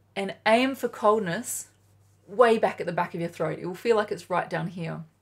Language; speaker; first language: English; native; English